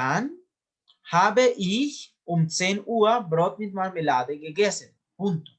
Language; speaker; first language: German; non-native, learner; Spanish